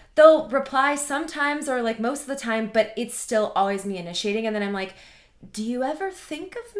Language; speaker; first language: English; native; English